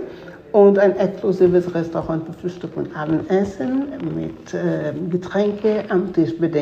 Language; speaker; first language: German; non-native, fluent; Spanish